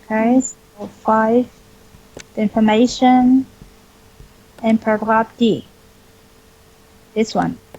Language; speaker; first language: English; non-native, fluent; Vietnamese